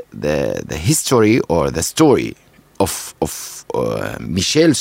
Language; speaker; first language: English; non-native, learner; Arabic